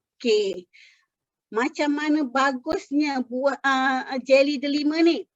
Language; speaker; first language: Malay; native; Malay